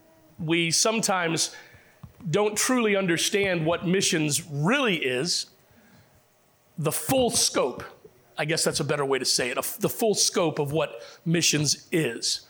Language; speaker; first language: English; native; English